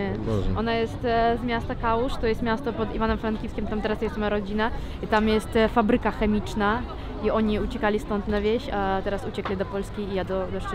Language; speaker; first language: Polish; non-native, fluent; Ukrainian